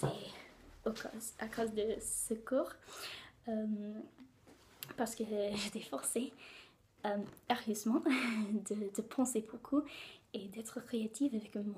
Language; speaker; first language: French; non-native, learner; English